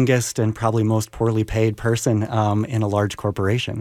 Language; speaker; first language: English; native; English